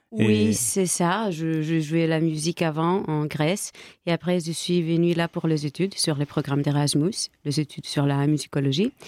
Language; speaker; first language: French; non-native, fluent; Greek